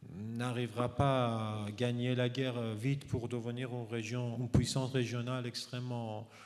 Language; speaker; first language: French; non-native, fluent; Persian